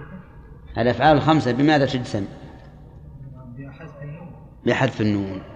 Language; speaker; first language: Arabic; native; Arabic